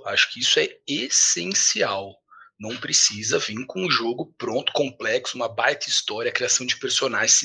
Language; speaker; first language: Portuguese; native; Portuguese